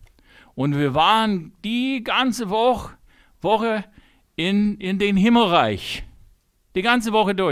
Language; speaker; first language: German; non-native, fluent; English